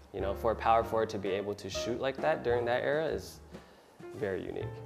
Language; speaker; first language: English; early bilingual, other home language; Chinese